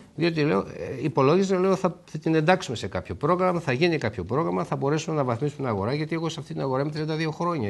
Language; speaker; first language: Greek; native; Greek